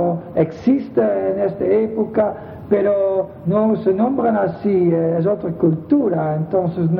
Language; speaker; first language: Spanish; non-native, fluent; Dutch